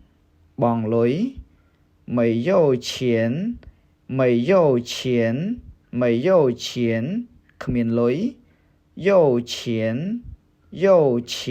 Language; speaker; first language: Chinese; non-native, fluent; Khmer